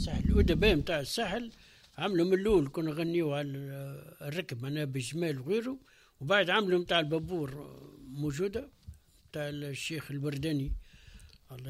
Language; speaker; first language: Arabic; native; Arabic